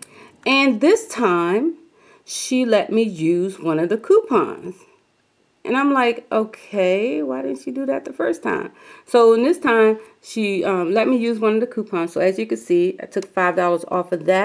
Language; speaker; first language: English; native; English